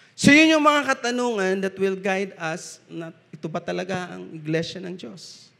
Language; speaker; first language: Filipino; non-native, local second language; Bikol